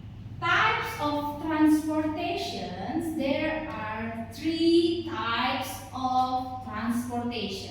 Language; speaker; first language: English; non-native, learner; Indonesian